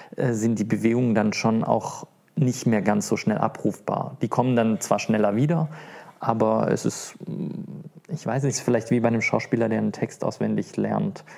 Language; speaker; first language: German; native; German